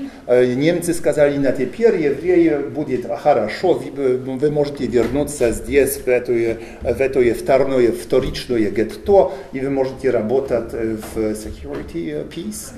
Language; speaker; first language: Russian; non-native, learner; Polish